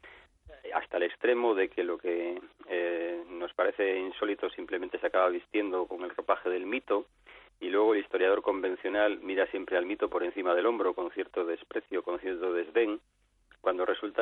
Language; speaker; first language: Spanish; native; Spanish